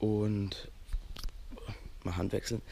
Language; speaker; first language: German; native; German